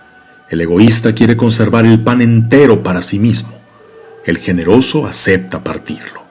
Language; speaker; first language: Spanish; native; Spanish